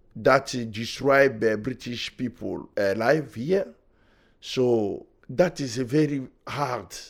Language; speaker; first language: English; non-native, learner; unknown